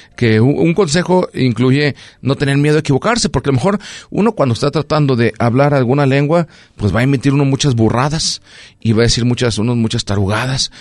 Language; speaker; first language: Spanish; native; Spanish